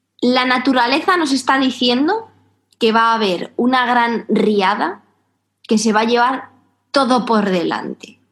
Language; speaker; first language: Spanish; native; Spanish